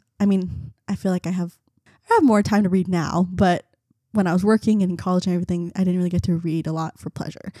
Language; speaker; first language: English; early bilingual, other home language; Vietnamese